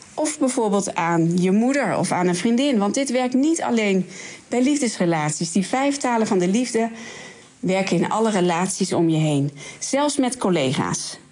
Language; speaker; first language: Dutch; native; Dutch